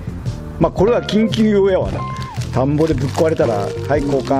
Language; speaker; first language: Japanese; native; Japanese